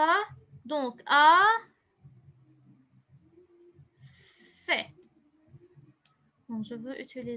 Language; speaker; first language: French; non-native, local second language; Arabic